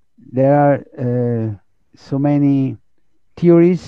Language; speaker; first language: English; non-native, fluent; Italian